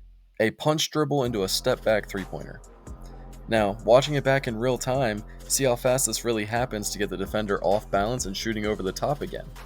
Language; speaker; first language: English; native; English